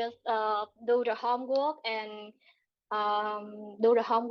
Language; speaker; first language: English; non-native, learner; Vietnamese